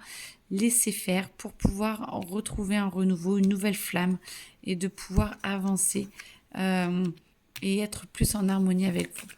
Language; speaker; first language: French; native; French